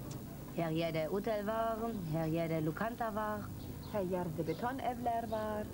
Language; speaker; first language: Turkish; non-native, learner; German